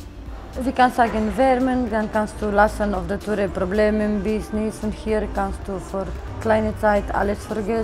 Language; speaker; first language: German; non-native, learner; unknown